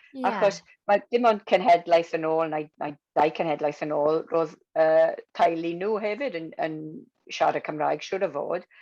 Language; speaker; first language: Welsh; non-native, local second language; English